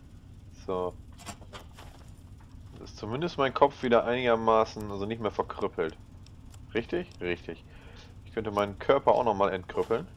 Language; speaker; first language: German; native; German